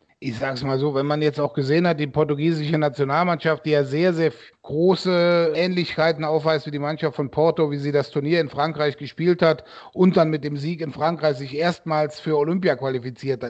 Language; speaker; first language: German; native; German